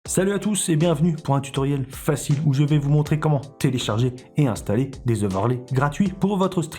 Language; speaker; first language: French; native; French